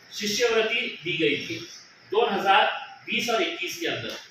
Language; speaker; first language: Hindi; non-native, local second language; Marathi